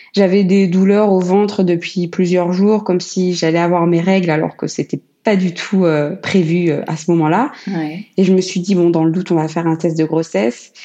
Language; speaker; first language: French; native; French